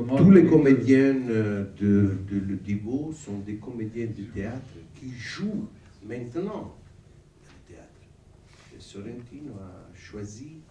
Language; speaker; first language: French; non-native, learner; Italian